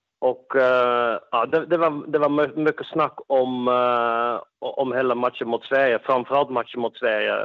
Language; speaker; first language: Swedish; non-native, fluent; Dutch